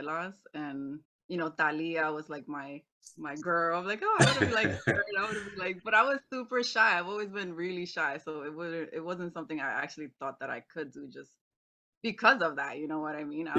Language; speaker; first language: English; native; English